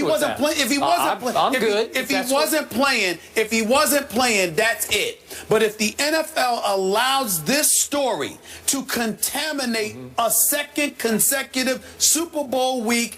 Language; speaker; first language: English; native; English